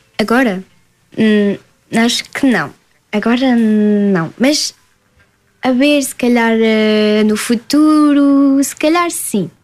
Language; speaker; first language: Portuguese; early bilingual, heritage; French